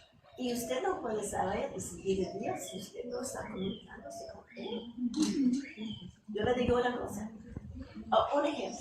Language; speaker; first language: Spanish; non-native, fluent; English